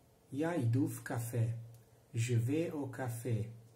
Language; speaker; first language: French; non-native, learner; Hungarian